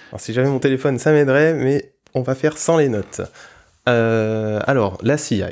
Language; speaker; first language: French; native; French